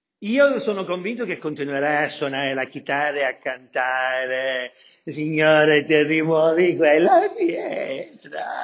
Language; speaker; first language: Italian; native; Italian